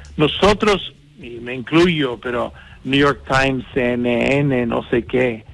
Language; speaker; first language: Spanish; non-native, fluent; English